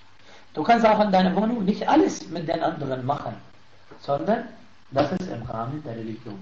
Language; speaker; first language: German; non-native, fluent; Arabic